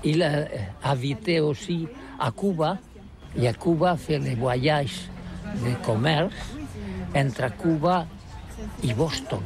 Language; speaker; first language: French; non-native, learner; Catalan